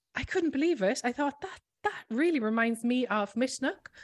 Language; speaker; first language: English; native; English